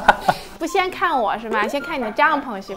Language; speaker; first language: Chinese; native; Chinese